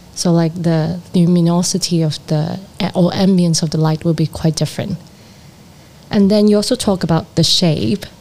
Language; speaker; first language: English; non-native, local second language; Cantonese